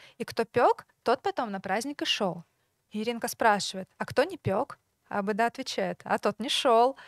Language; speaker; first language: Russian; native; Russian